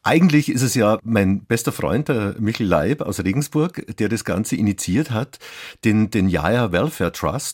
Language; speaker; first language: German; native; German